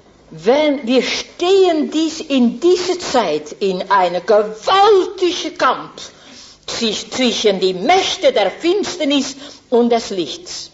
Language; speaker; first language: German; non-native, fluent; Dutch